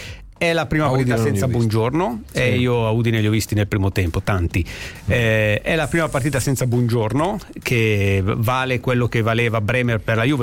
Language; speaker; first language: Italian; native; Italian